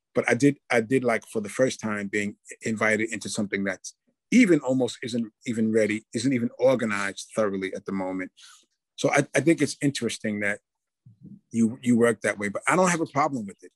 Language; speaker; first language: English; native; English